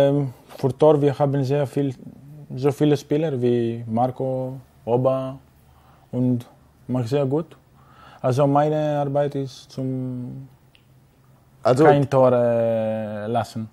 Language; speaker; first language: German; non-native, learner; Greek